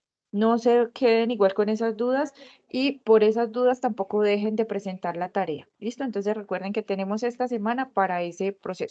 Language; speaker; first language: Spanish; native; Spanish